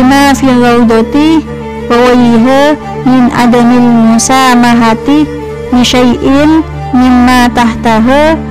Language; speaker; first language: Arabic; non-native, fluent; Indonesian